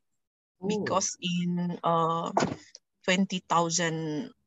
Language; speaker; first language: English; non-native, learner; Indonesian